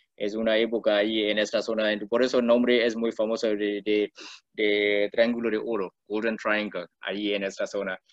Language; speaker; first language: Spanish; non-native, learner; Burmese